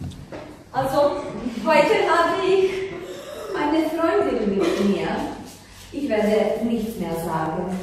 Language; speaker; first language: German; non-native, fluent; Croatian